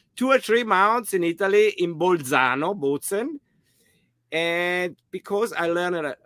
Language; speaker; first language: English; non-native, fluent; German